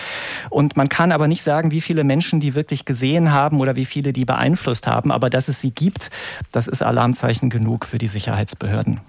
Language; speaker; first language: German; native; German